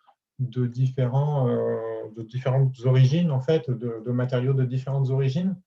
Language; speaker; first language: French; native; French